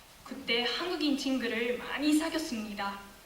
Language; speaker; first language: Korean; non-native, fluent; Japanese